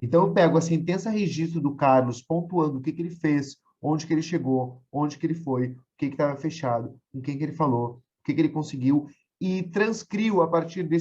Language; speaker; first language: Portuguese; native; Portuguese